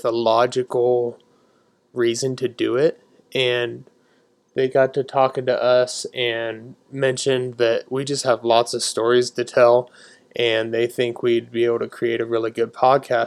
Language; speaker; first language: English; native; English